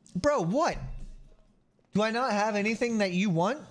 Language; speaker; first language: English; native; English